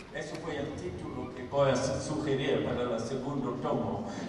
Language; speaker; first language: Spanish; non-native, fluent; English